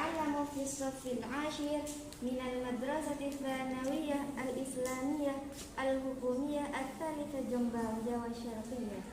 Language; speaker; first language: Arabic; non-native, learner; Indonesian